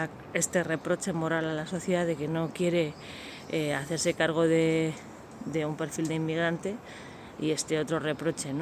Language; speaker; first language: Spanish; native; Spanish